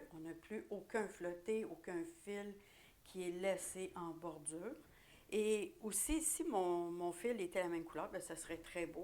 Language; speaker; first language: French; native; French